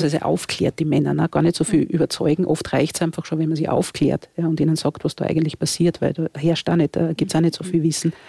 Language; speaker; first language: German; native; German